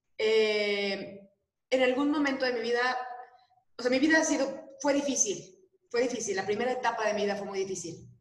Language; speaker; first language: Spanish; native; Spanish